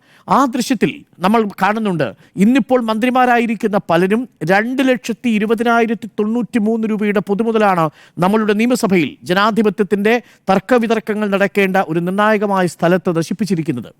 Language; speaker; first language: Malayalam; native; Malayalam